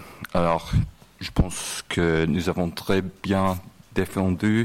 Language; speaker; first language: French; non-native, fluent; English